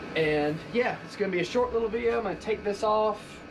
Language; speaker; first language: English; native; English